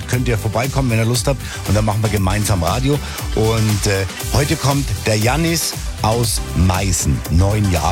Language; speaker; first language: German; native; German